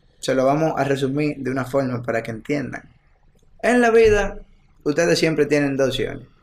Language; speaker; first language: Spanish; native; Spanish